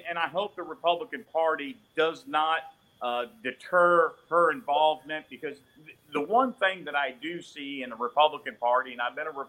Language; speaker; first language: English; native; English